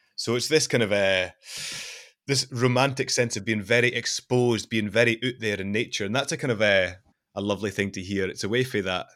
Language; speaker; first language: English; non-native, local second language; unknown